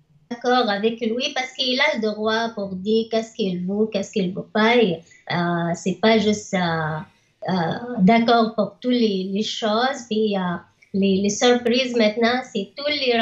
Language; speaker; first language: French; non-native, learner; Arabic